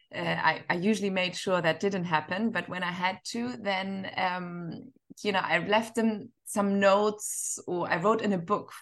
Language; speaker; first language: English; non-native, fluent; German